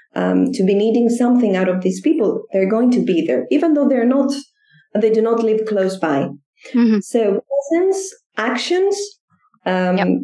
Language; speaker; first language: English; non-native, fluent; Greek